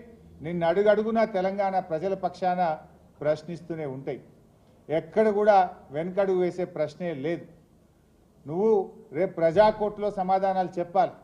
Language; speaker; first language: Telugu; native; Telugu